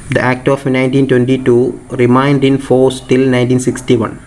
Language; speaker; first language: English; non-native, local second language; Malayalam